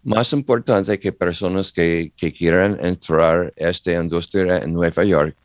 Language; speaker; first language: Spanish; non-native, learner; English